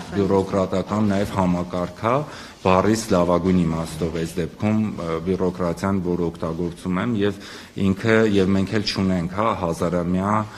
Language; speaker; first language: Armenian; native; Armenian